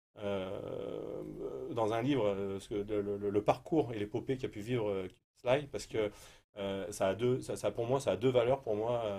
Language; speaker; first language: French; native; French